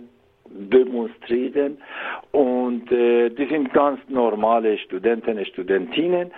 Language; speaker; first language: German; non-native, learner; Persian